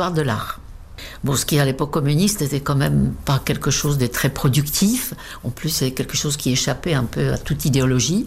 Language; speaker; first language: French; non-native, fluent; Czech